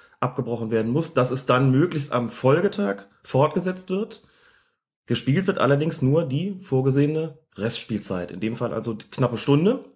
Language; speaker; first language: German; native; German